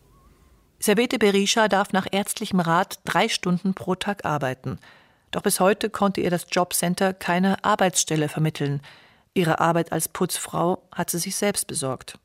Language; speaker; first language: German; native; German